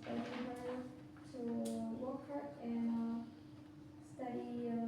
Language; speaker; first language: English; non-native, learner; Vietnamese